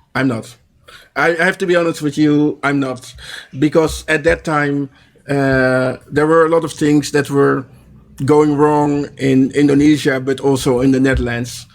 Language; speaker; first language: English; non-native, fluent; Dutch